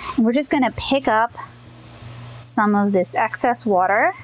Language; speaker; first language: English; native; English